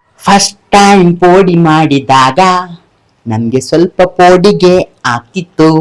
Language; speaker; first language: Kannada; non-native, local second language; Tulu